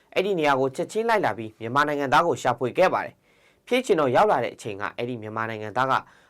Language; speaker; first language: Burmese; native; Burmese